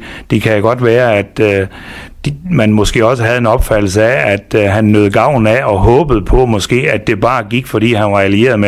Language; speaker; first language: Danish; native; Danish